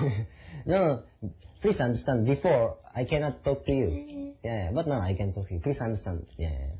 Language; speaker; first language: English; non-native, learner; Japanese